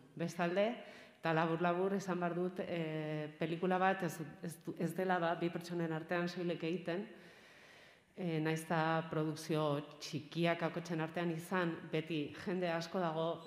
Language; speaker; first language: Basque; non-native, local second language; Spanish